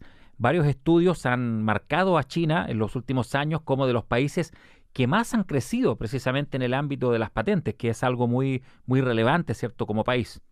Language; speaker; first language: Spanish; native; Spanish